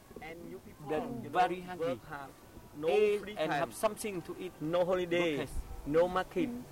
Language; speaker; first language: English; non-native, learner; Khmer